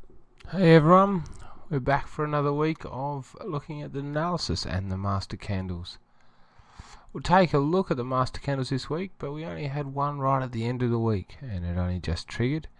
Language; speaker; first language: English; native; English